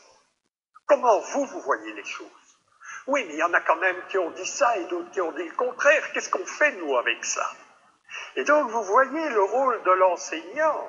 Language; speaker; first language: French; native; French